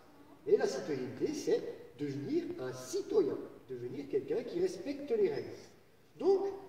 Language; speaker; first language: French; native; French